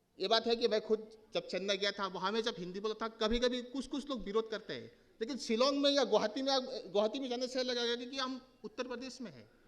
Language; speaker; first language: Hindi; non-native, local second language; Assamese